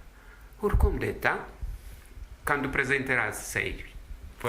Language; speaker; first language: Swedish; non-native, fluent; Tigrinya